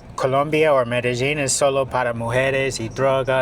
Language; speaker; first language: Spanish; non-native, learner; English